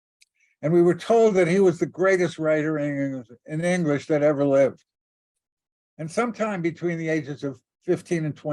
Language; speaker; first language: English; native; English